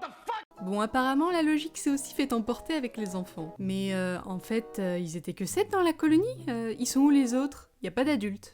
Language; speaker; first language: French; native; French